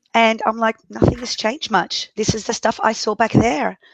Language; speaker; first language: English; early bilingual, other home language; Arabic